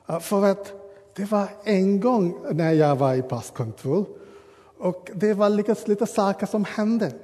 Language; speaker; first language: Swedish; non-native, learner; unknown